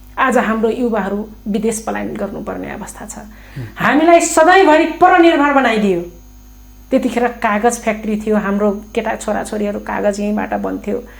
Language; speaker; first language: Nepali; non-native, local second language; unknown